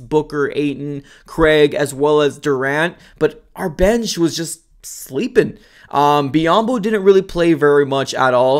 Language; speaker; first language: English; native; English